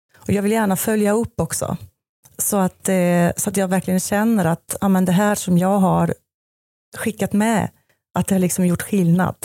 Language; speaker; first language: Swedish; non-native, fluent; German